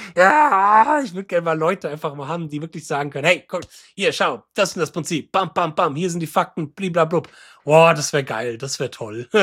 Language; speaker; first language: German; native; German